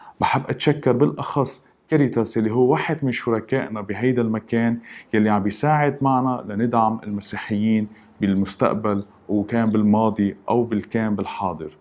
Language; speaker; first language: Arabic; native; Arabic